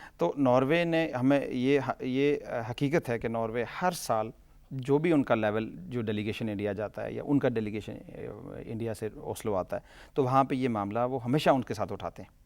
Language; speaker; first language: Urdu; non-native, local second language; Punjabi